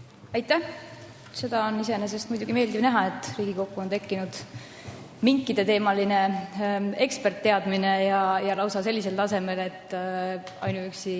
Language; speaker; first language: Estonian; native; Estonian